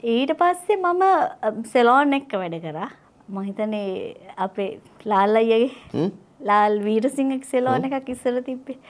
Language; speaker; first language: Sinhala; native; Sinhala